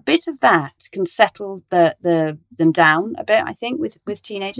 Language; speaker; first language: English; native; English